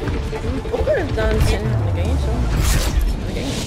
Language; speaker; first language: French; native; French